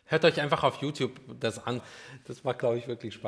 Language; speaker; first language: German; early bilingual, other home language; Russian